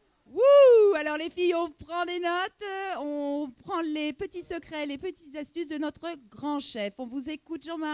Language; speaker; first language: French; native; French